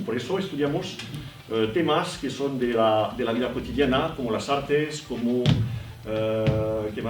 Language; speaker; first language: Spanish; non-native, fluent; French